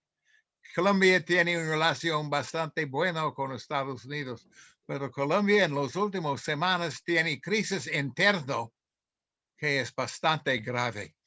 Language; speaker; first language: Spanish; non-native, fluent; English